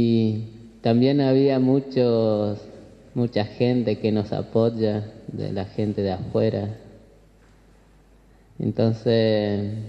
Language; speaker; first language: Spanish; non-native, local second language; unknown